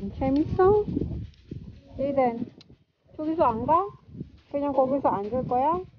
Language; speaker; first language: Korean; non-native, fluent; Filipino